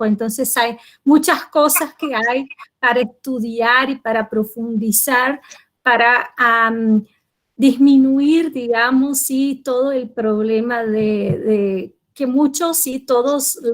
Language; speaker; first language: Spanish; non-native, fluent; Portuguese